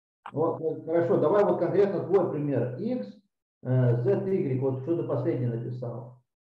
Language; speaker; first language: Russian; native; Russian